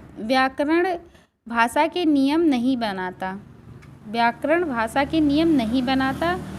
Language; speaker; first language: Hindi; native; Hindi